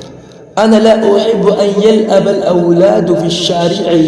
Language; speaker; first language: Arabic; non-native, learner; Urdu